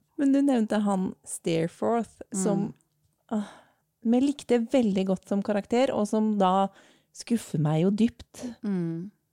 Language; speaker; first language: Norwegian; native; Norwegian